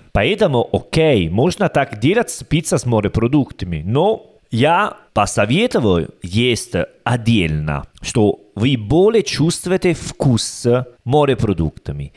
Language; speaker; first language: Russian; non-native, learner; Italian